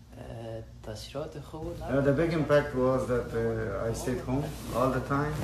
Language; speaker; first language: English; non-native, fluent; Persian